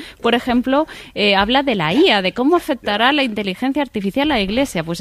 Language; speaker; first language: Spanish; native; Spanish